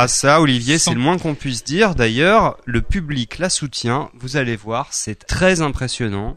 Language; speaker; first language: French; native; French